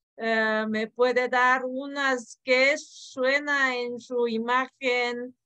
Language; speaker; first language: Spanish; non-native, fluent; Korean